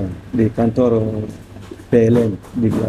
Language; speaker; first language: Indonesian; non-native, learner; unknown